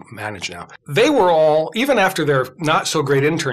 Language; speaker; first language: English; native; English